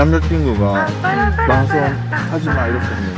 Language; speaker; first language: Korean; non-native, fluent; Japanese